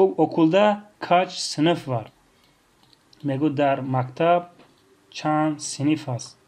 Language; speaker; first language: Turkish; non-native, fluent; Tajik